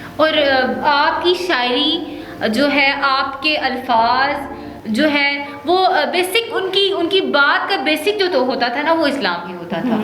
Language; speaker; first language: Urdu; non-native, local second language; Punjabi